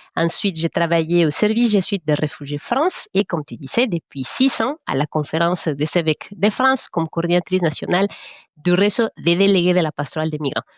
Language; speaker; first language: French; non-native, fluent; Spanish